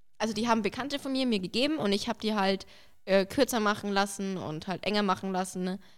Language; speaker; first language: German; early bilingual, other home language; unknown